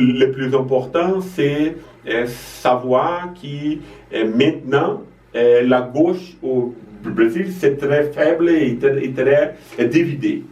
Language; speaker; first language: French; non-native, fluent; Portuguese